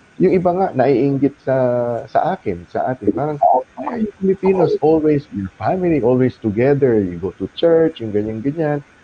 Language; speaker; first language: Filipino; non-native, local second language; Cebuano